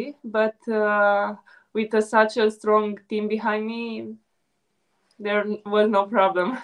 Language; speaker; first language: English; non-native, fluent; Romanian